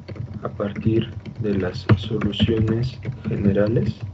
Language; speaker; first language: Spanish; native; Spanish